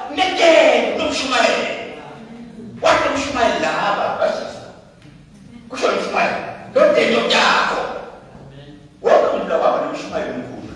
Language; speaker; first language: Zulu; non-native, local second language; Swati